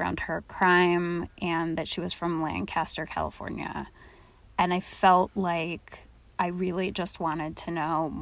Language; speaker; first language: English; native; English